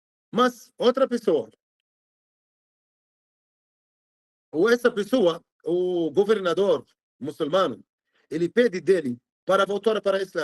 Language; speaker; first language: Portuguese; non-native, fluent; Arabic